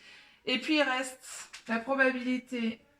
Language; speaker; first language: French; native; French